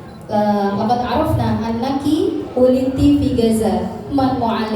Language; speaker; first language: Arabic; non-native, learner; Indonesian